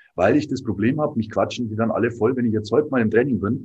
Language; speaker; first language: German; native; German